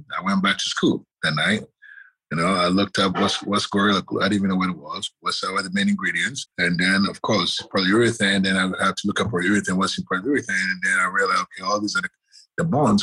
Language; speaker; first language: English; non-native, local second language; Akan